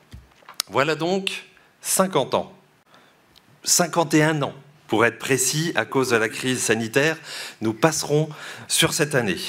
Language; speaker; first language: French; native; French